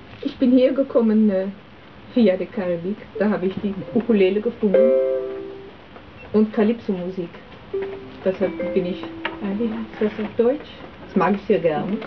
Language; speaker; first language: German; non-native, learner; Dutch